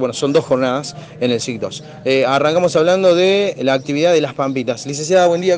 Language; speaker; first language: Spanish; native; Spanish